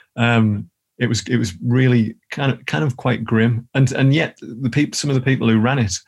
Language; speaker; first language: English; native; English